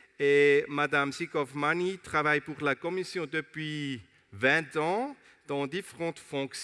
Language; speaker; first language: French; non-native, local second language; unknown